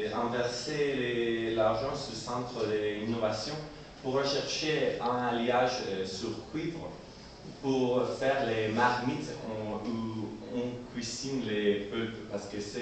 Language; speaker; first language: French; non-native, learner; Spanish